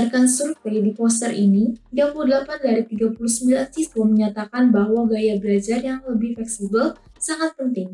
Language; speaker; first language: Indonesian; native; Indonesian